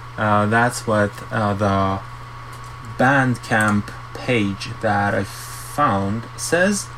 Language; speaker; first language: English; non-native, fluent; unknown